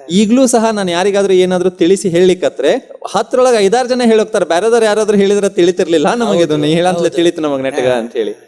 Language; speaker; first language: Kannada; non-native, local second language; Urdu